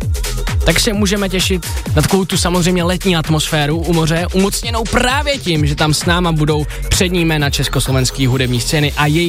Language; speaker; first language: Czech; native; Czech